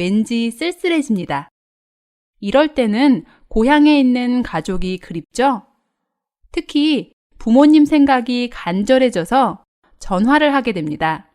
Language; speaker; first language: Korean; native; Korean